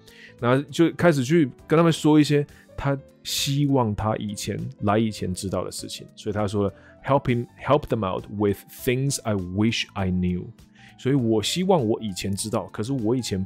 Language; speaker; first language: Chinese; native; Chinese